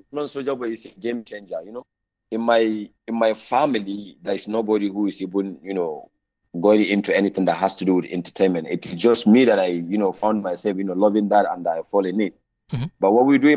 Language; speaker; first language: English; non-native, local second language; Hausa